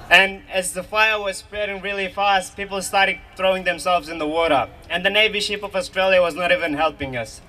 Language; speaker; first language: English; early bilingual, other home language; Hazaragi